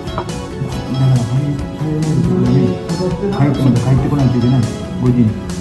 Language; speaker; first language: Japanese; non-native, learner; Filipino